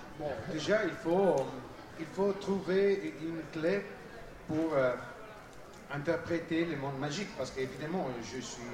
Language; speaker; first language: French; non-native, fluent; Italian